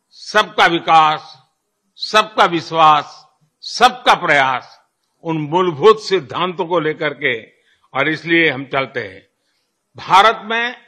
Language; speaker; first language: Hindi; non-native, local second language; Gujarati